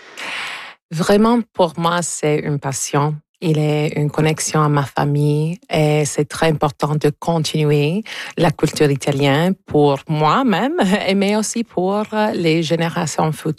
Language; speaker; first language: French; non-native, local second language; English